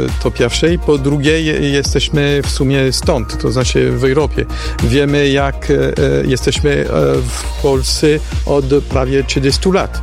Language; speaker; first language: Polish; non-native, learner; French